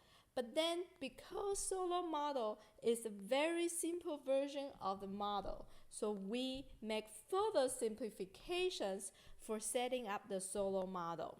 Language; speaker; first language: English; non-native, fluent; Chinese